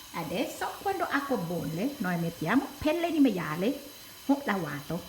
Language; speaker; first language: Italian; non-native, learner; Thai